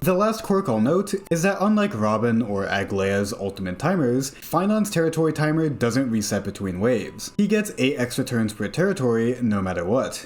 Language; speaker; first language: English; native; English